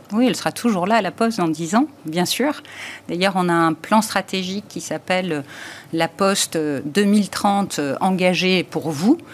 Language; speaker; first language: French; native; French